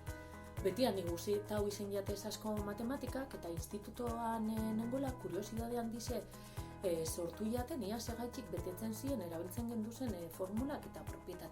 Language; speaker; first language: Basque; native; Basque